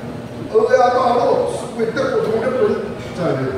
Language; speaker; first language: Chinese; native; Chinese